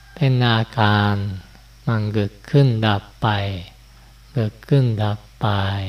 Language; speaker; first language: Thai; non-native, fluent; Japanese